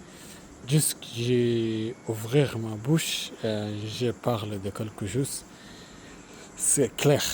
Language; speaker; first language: French; non-native, learner; Arabic